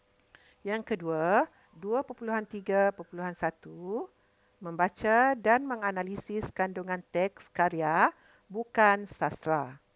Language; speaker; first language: Malay; native; Malay